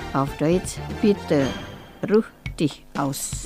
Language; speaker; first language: German; non-native, fluent; Indonesian